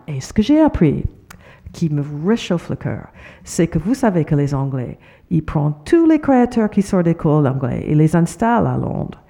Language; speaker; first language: French; non-native, fluent; English